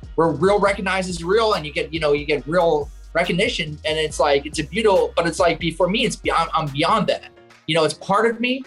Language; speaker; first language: English; native; English